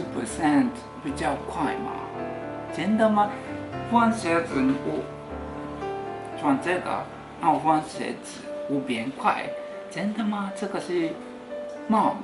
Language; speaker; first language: Chinese; non-native, fluent; Japanese